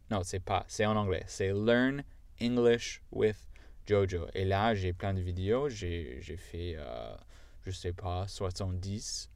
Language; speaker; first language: French; non-native, fluent; English